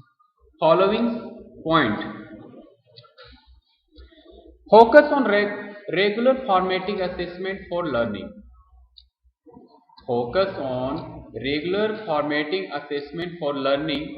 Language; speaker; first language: English; non-native, local second language; Hindi